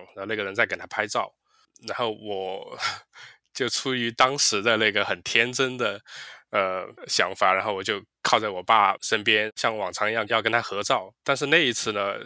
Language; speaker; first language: Chinese; native; Chinese